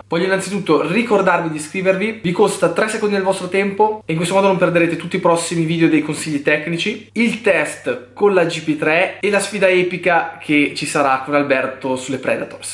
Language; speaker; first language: Italian; native; Italian